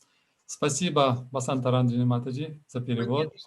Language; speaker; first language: Russian; native; Russian